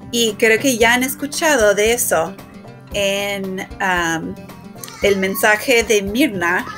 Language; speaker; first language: Spanish; non-native, fluent; English